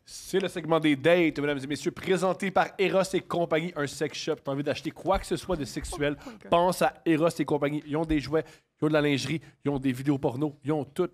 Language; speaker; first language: French; native; French